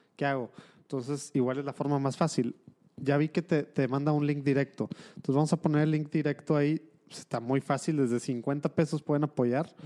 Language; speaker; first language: Spanish; native; Spanish